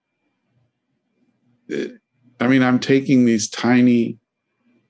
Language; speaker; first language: English; native; English